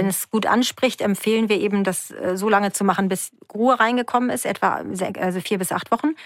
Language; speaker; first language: German; native; German